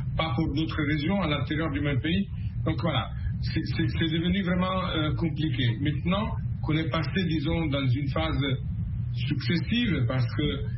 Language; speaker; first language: French; non-native, fluent; Italian